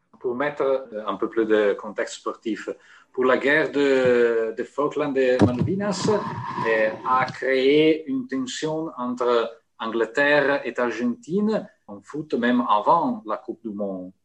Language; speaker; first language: French; non-native, fluent; Italian